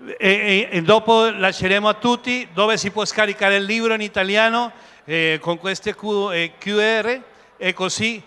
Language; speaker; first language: Italian; non-native, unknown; Spanish